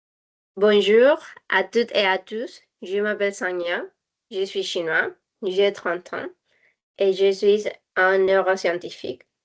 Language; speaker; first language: French; non-native, learner; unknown